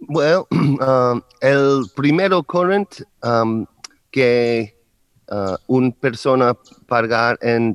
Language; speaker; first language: Spanish; non-native, learner; English